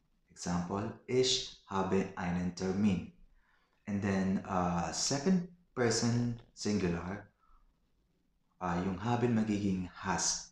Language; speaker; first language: German; non-native, learner; Filipino